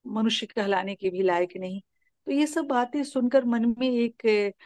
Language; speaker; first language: Hindi; native; Hindi